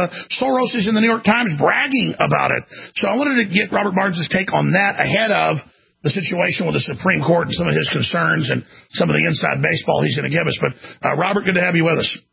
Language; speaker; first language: English; native; English